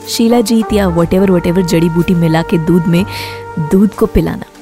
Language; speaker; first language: Hindi; native; Hindi